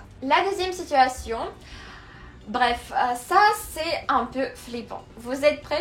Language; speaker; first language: French; non-native, fluent; Russian